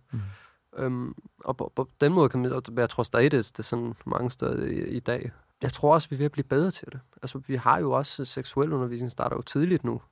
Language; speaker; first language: Danish; early bilingual, other home language; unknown